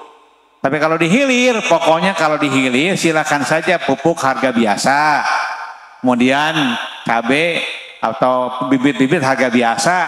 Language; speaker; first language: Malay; non-native, local second language; Sundanese